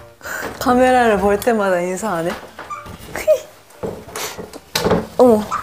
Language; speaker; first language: Korean; non-native, fluent; Japanese